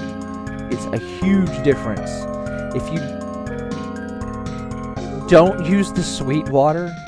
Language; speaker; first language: English; native; English